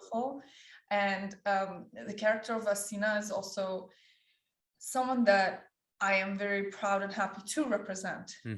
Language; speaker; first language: English; early bilingual, other home language; Persian